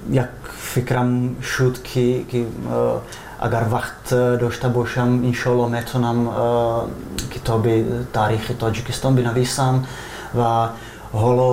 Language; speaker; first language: Persian; non-native, fluent; Czech